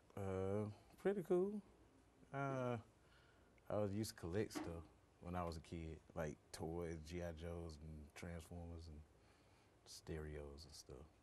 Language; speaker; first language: English; native; English